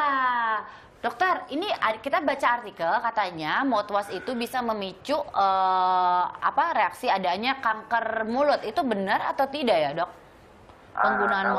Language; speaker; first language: Indonesian; native; Indonesian